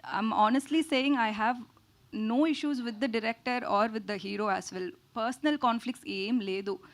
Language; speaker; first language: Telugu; non-native, learner; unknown